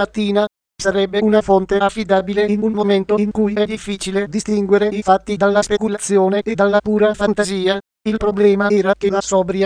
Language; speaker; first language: Italian; native; Italian